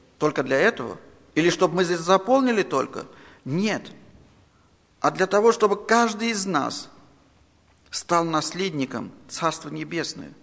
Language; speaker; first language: Russian; non-native, local second language; Armenian